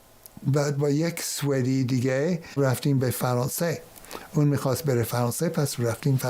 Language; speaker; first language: Persian; non-native, fluent; English